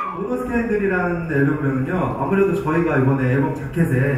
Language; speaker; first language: Korean; native; Korean